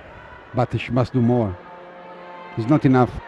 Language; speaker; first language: English; non-native, fluent; Italian